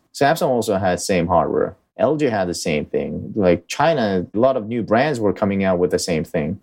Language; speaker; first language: English; early bilingual, other home language; Korean